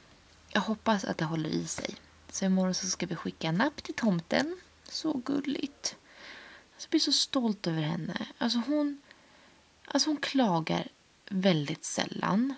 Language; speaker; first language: Swedish; native; Swedish